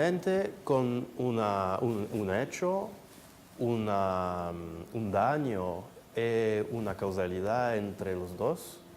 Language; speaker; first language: Spanish; non-native, fluent; French